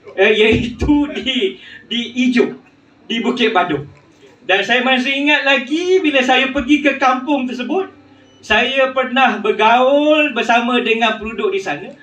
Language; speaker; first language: Malay; native; Malay